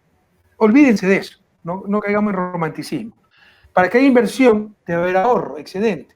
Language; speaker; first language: Spanish; native; Spanish